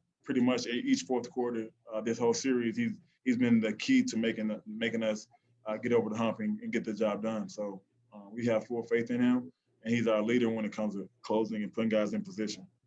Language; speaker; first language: English; native; English